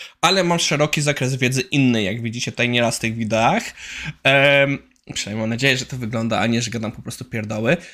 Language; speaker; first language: Polish; native; Polish